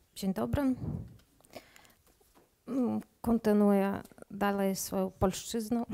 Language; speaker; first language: Polish; non-native, learner; Ukrainian